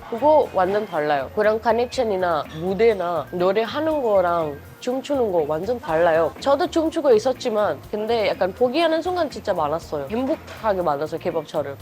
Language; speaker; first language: Korean; non-native, fluent; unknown